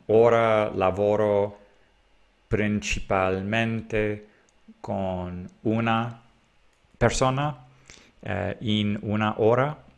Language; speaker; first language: Italian; non-native, learner; English